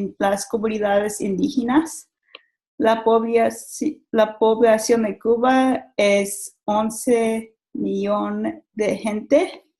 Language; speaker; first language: Spanish; non-native, learner; English